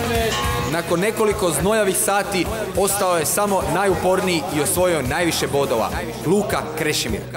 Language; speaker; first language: Serbian; native; Serbian